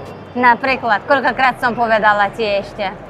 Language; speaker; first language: Slovak; non-native, learner; Azerbaijani